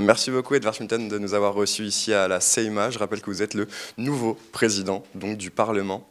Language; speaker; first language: French; native; French